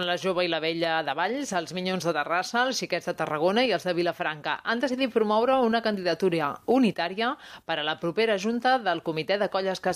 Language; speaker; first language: Catalan; native; Catalan